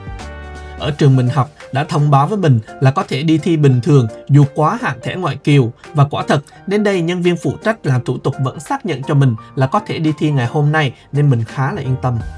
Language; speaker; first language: Vietnamese; native; Vietnamese